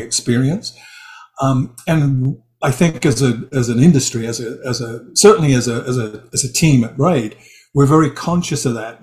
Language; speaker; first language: English; native; English